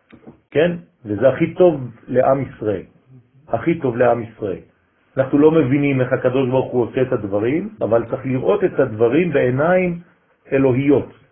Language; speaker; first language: Hebrew; non-native, fluent; French